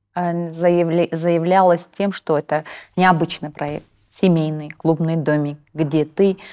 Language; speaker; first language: Russian; non-native, local second language; Kazakh